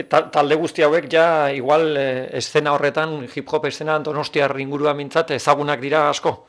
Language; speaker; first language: Basque; native; Basque